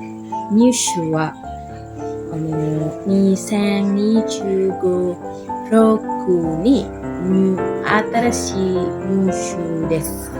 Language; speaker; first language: Japanese; non-native, learner; Indonesian